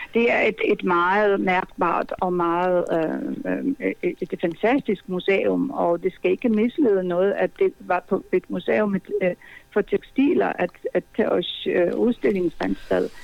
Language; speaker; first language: Danish; non-native, fluent; Polish